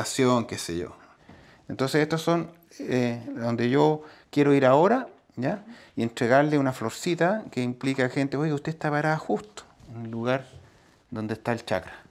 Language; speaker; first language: Spanish; native; Spanish